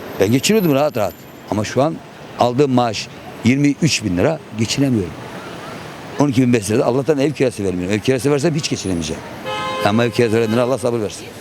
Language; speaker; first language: Turkish; native; Turkish